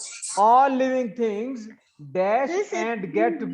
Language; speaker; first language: English; non-native, learner; Arabic